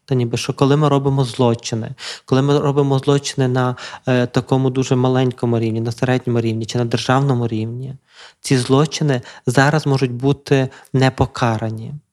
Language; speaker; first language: Ukrainian; native; Ukrainian